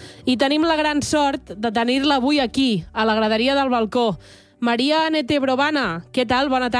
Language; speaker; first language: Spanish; non-native, local second language; Catalan